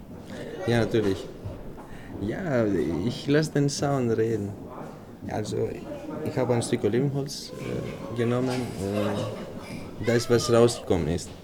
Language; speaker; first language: German; non-native, fluent; Greek